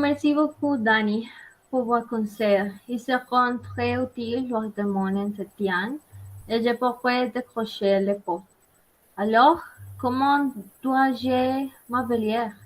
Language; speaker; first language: French; non-native, learner; Spanish